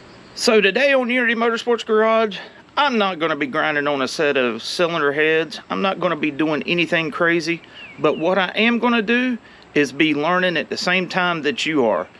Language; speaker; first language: English; native; English